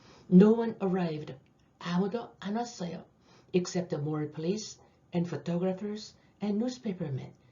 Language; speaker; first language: English; non-native, fluent; Korean